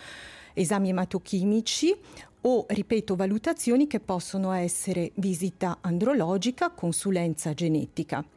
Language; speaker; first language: Italian; native; Italian